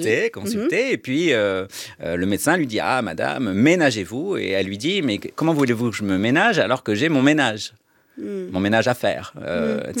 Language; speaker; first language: French; native; French